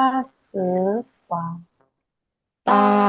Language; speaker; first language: Chinese; non-native, fluent; Indonesian